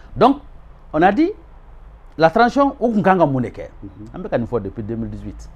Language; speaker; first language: French; non-native, local second language; Bambara